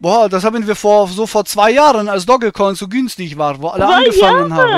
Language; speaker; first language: German; native; German